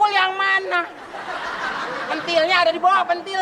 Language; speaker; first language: Indonesian; native; Indonesian